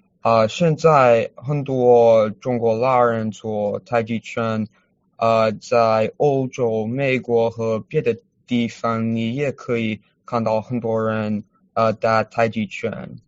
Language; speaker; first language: Chinese; non-native, learner; English